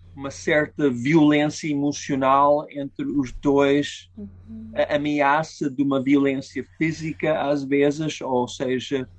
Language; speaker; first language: Portuguese; non-native, fluent; English